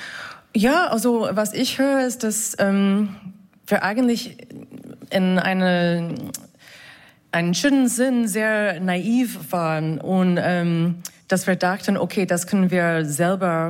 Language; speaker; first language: German; non-native, fluent; English